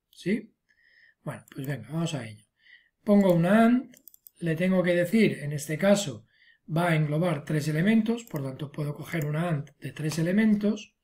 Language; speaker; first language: Spanish; non-native, local second language; Catalan